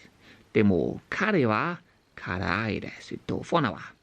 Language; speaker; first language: Japanese; non-native, learner; English